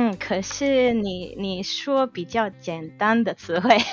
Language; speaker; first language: Chinese; non-native, learner; English